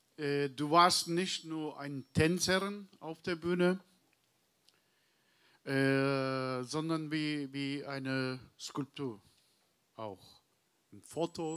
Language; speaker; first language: German; non-native, learner; Turkish